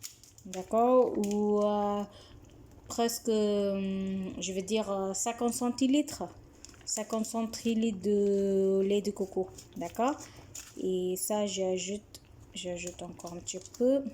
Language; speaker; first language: French; non-native, fluent; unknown